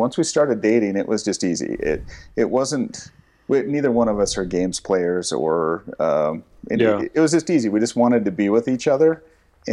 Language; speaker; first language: English; native; English